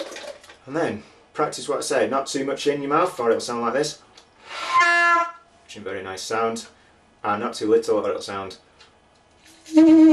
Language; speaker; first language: English; native; English